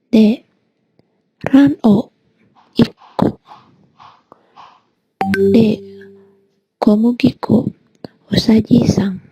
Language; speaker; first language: Japanese; non-native, learner; Indonesian